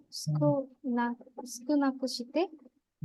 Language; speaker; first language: Japanese; non-native, learner; Bangla